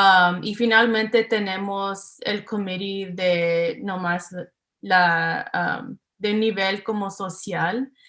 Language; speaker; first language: Spanish; early bilingual, heritage; English